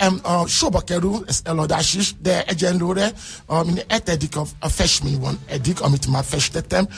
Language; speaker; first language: Hungarian; non-native, learner; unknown